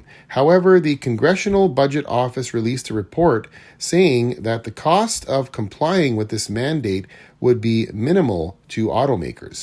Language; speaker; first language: English; native; English